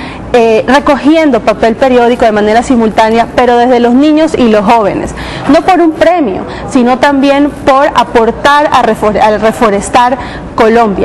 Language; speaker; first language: Spanish; native; Spanish